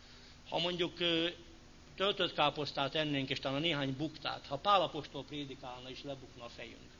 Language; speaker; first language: Hungarian; native; Hungarian